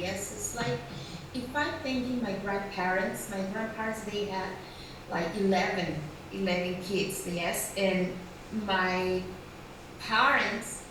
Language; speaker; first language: English; non-native, learner; Spanish